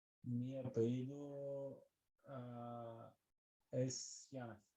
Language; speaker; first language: Spanish; non-native, learner; Bulgarian